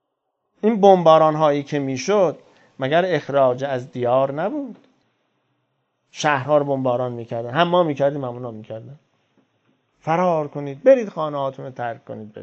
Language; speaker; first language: Persian; native; Persian